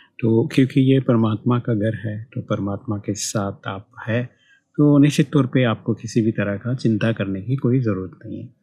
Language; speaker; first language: Hindi; native; Hindi